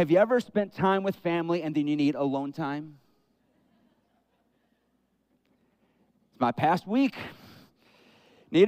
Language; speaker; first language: English; native; English